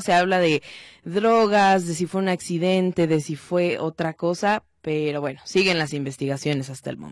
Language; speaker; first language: Spanish; native; Spanish